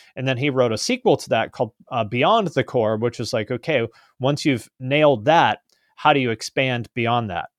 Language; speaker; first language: English; native; English